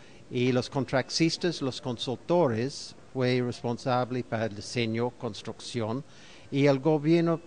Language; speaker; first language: Spanish; non-native, fluent; English